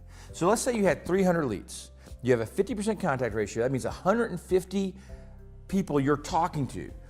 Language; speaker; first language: English; native; English